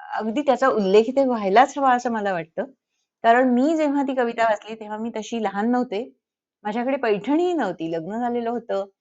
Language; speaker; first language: Marathi; early bilingual, heritage; Marathi